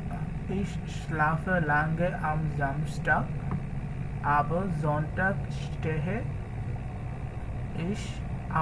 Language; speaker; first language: German; non-native, learner; Bangla